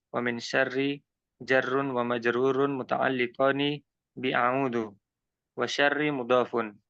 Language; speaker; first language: Arabic; non-native, learner; Indonesian